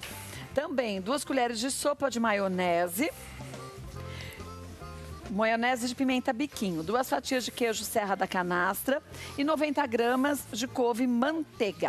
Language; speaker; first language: Portuguese; native; Portuguese